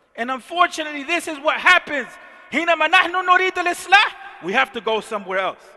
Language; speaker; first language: English; native; English